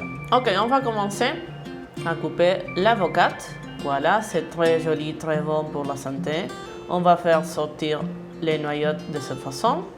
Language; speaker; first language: French; non-native, fluent; Spanish